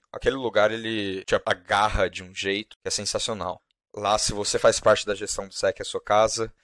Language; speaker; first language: Portuguese; native; Portuguese